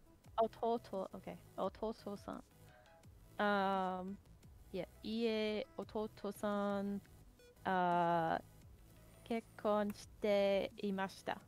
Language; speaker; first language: Japanese; non-native, learner; English